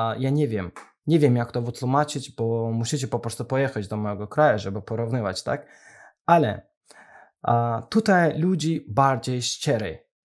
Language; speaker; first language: Polish; non-native, fluent; Azerbaijani